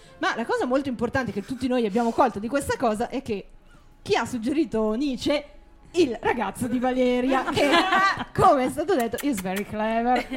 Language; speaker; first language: Italian; native; Italian